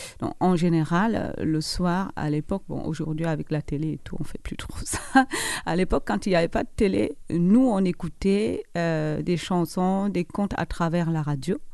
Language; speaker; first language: French; non-native, local second language; Fula